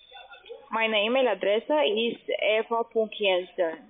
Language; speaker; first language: German; non-native, learner; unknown